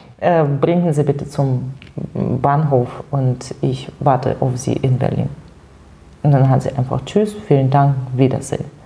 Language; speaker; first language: German; non-native, fluent; Russian